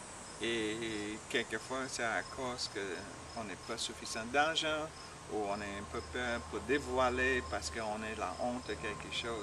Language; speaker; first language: French; non-native, learner; English